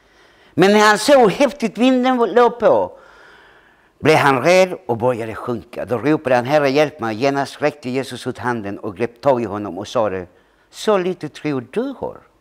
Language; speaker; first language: Swedish; early bilingual, other home language; Spanish